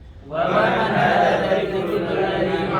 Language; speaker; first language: Arabic; non-native, learner; Indonesian